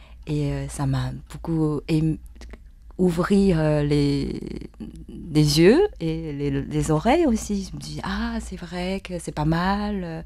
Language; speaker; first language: French; non-native, fluent; Chinese